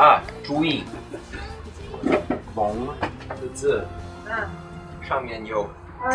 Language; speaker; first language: Chinese; non-native, learner; English